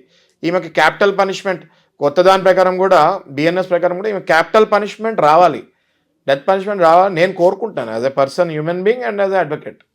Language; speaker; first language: Telugu; native; Telugu